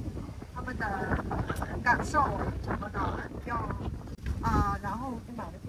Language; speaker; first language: Chinese; non-native, fluent; Vietnamese